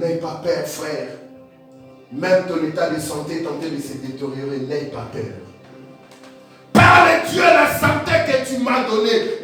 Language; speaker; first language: French; non-native, local second language; Lingala